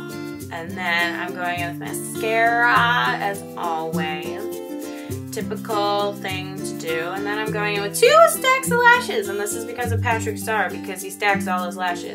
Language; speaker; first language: English; native; English